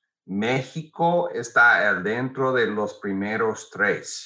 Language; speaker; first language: Spanish; non-native, fluent; English